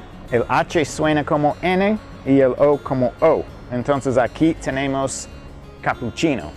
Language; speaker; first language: Spanish; non-native, fluent; English